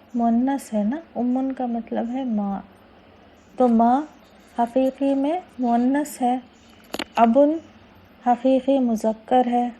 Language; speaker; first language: Urdu; native; Urdu